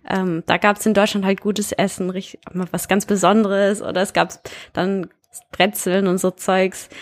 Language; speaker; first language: German; early bilingual, heritage; German